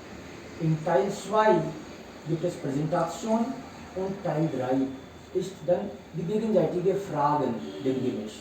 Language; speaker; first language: German; non-native, fluent; Hindi